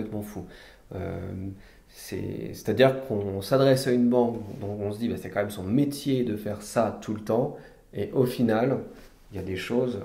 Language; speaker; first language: French; native; French